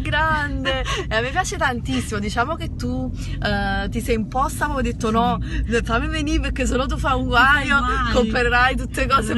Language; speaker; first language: Italian; native; Italian